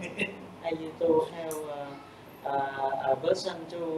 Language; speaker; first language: English; non-native, learner; Vietnamese